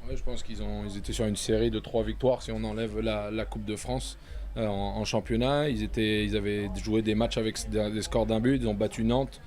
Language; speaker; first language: French; native; French